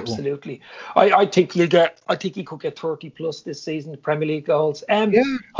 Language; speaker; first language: English; native; English